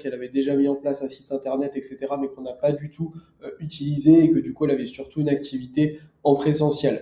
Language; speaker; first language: French; native; French